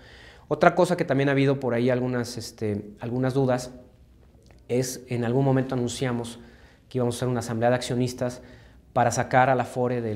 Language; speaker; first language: Spanish; native; Spanish